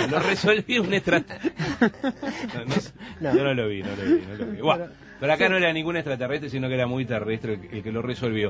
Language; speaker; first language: Spanish; native; Spanish